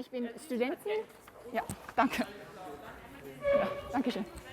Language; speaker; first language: German; non-native, learner; Korean